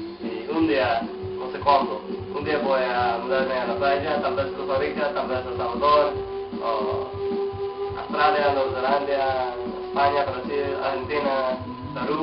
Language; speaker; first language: Spanish; non-native, learner; English